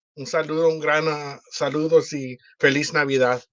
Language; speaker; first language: Spanish; early bilingual, heritage; Spanish